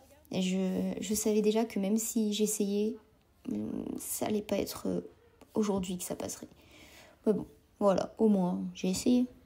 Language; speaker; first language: French; native; French